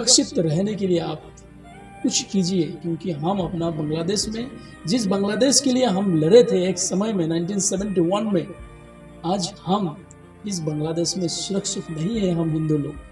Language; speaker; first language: Hindi; non-native, local second language; Bangla